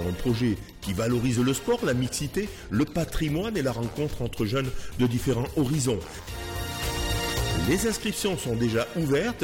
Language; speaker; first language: French; native; French